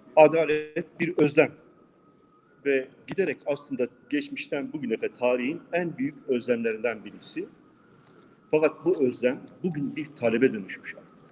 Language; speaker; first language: Turkish; non-native, local second language; Kurdish